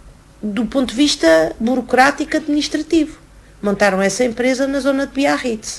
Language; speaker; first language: Portuguese; native; Portuguese